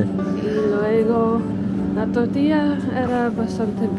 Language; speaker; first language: Spanish; non-native, fluent; Dutch